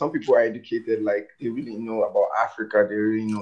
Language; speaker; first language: English; non-native, local second language; Yoruba